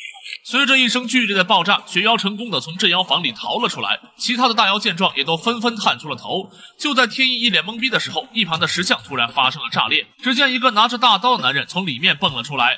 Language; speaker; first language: Chinese; native; Chinese